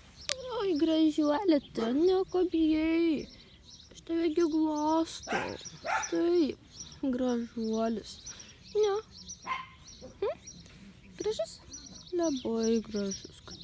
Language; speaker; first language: Lithuanian; native; Lithuanian